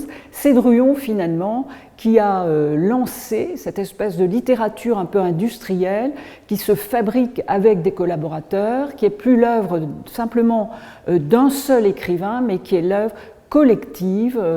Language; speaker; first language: French; native; French